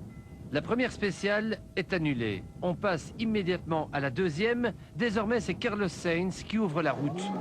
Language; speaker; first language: French; native; French